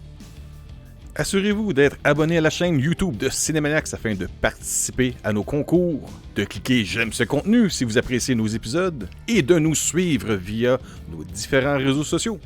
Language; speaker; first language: French; native; French